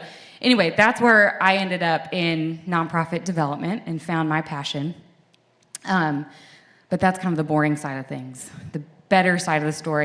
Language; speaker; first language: English; native; English